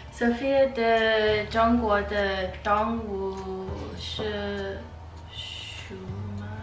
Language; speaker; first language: Chinese; non-native, learner; English